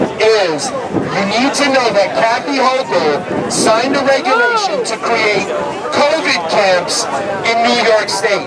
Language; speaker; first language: English; native; English